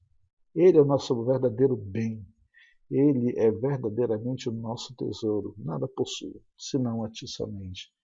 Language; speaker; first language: Portuguese; native; Portuguese